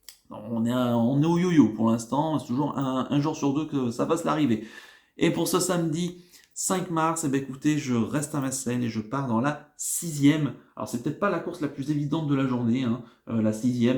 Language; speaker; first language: French; native; French